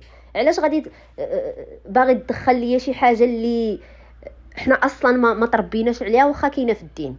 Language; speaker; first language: Arabic; native; Arabic